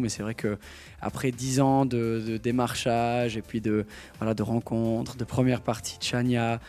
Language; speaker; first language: French; native; French